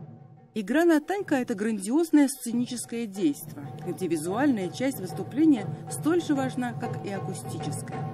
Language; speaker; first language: Russian; native; Russian